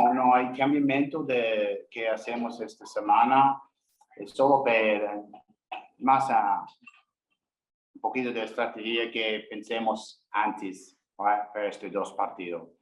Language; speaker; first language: Spanish; non-native, learner; English